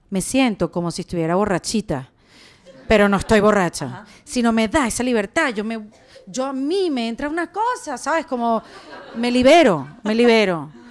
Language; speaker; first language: Spanish; native; Spanish